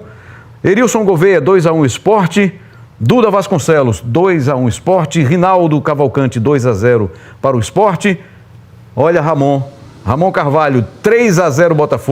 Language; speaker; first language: Portuguese; native; Portuguese